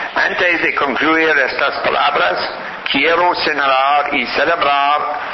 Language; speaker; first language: Spanish; non-native, learner; English